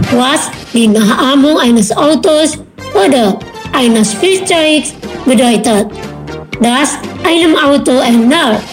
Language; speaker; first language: German; non-native, fluent; Indonesian